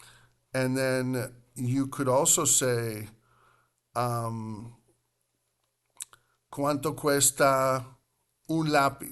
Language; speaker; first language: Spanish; non-native, fluent; English